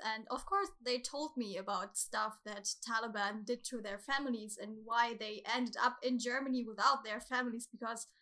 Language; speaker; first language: English; non-native, fluent; German